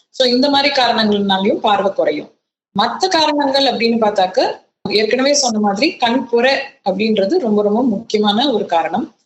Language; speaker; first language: Tamil; native; Tamil